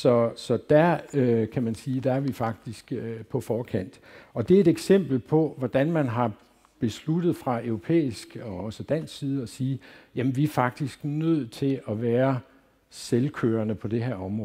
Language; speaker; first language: Danish; native; Danish